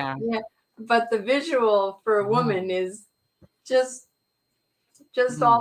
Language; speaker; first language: English; native; English